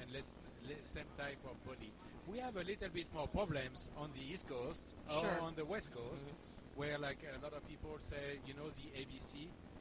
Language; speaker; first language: English; non-native, fluent; French